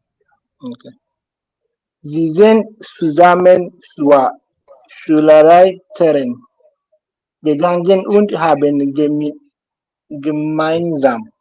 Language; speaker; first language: German; non-native, learner; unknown